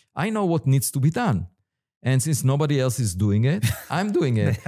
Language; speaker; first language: English; non-native, fluent; Hebrew